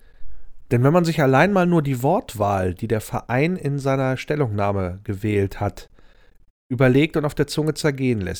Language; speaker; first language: German; native; German